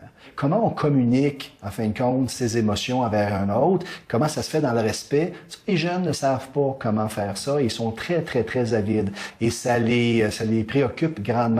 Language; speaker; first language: French; native; French